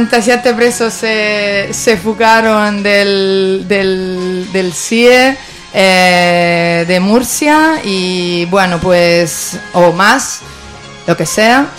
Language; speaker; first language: Spanish; native; Spanish